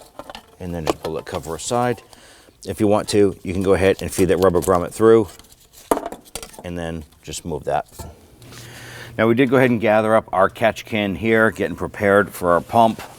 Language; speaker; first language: English; native; English